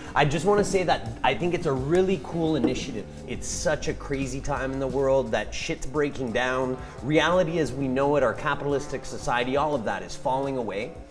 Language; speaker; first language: English; native; English